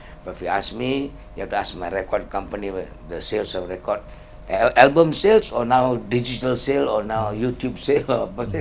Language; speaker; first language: English; non-native, local second language; Tamil